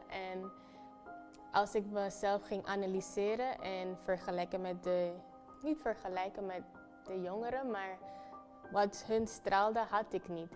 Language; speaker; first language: Dutch; non-native, fluent; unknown